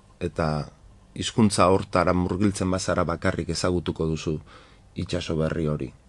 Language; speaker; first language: Basque; non-native, local second language; Spanish